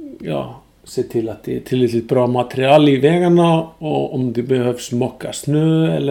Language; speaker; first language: Swedish; non-native, fluent; Icelandic